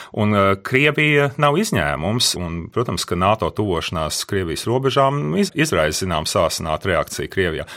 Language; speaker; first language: Latvian; native; Latvian